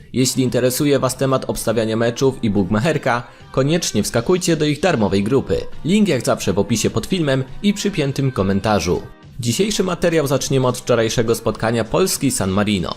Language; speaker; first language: Polish; native; Polish